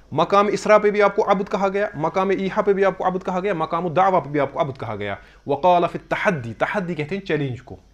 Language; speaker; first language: Urdu; non-native, local second language; Kashmiri